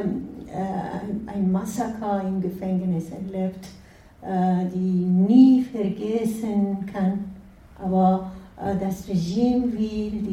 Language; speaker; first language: German; non-native, fluent; Persian